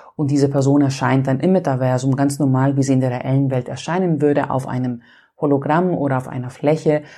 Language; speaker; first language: German; non-native, fluent; Greek